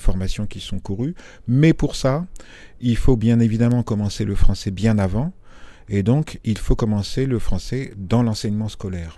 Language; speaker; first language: French; native; French